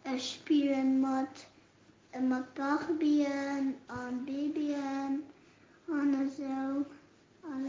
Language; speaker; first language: German; non-native, local second language; Luxembourgish